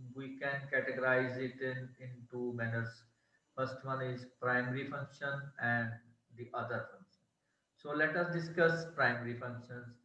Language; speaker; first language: English; non-native, local second language; Punjabi